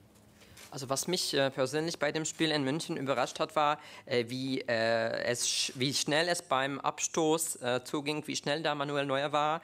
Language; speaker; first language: German; non-native, fluent; Czech